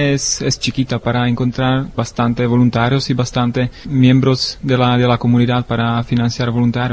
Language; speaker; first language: Spanish; non-native, learner; Czech